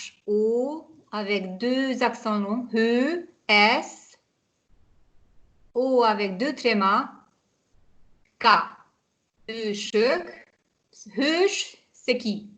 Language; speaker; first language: French; non-native, fluent; Hungarian